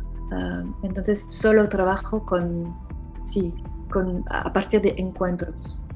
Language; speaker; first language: Spanish; non-native, fluent; French